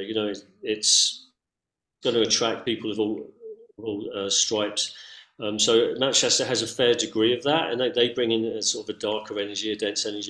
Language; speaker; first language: English; native; English